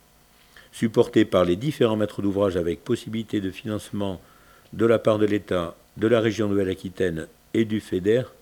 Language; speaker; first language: French; native; French